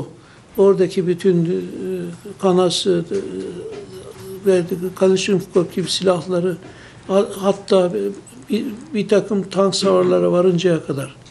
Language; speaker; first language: Turkish; native; Turkish